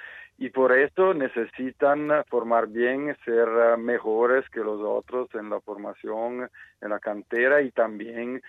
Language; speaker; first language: Spanish; non-native, fluent; Italian